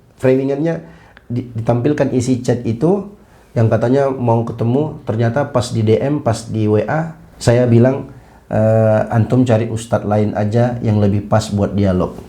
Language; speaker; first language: Indonesian; native; Indonesian